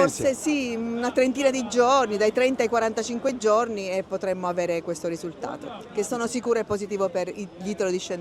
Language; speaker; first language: Italian; native; Italian